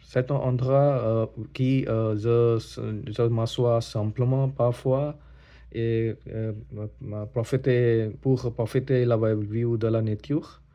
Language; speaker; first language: French; non-native, learner; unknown